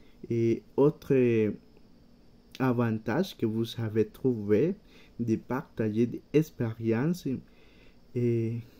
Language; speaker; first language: French; non-native, learner; Spanish